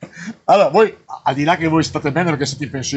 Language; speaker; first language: Italian; native; Italian